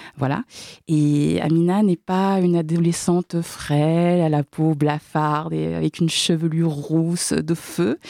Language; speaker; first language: French; native; French